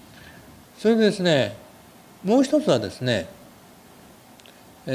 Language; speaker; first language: Japanese; native; Japanese